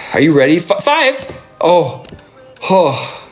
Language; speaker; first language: English; native; English